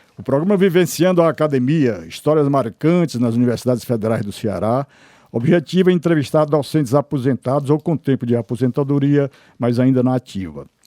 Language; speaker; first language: Portuguese; native; Portuguese